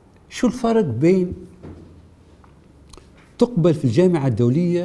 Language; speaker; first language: Arabic; native; Arabic